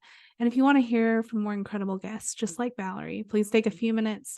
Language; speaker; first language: English; native; English